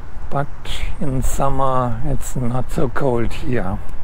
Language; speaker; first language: English; non-native, fluent; German